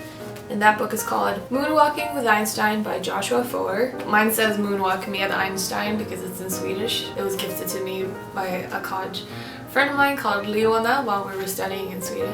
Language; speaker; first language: English; non-native, fluent; Swedish